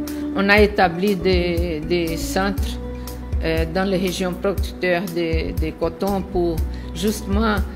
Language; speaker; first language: French; non-native, fluent; Portuguese